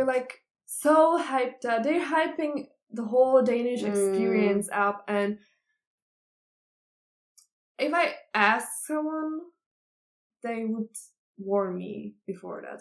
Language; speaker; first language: English; non-native, fluent; Czech